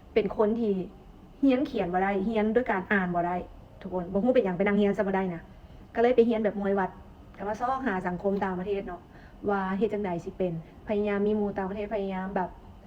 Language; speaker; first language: Thai; native; Thai